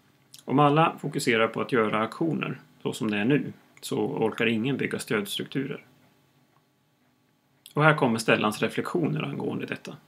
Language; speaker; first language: Swedish; native; Swedish